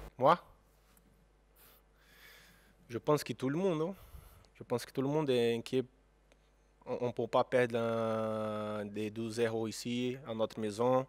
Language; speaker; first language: French; non-native, fluent; Portuguese